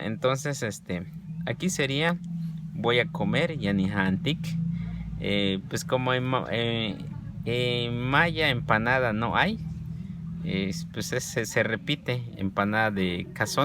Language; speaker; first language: Spanish; non-native, local second language; Yucateco